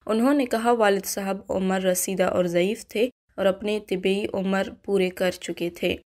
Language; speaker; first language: Urdu; non-native, local second language; Baluchi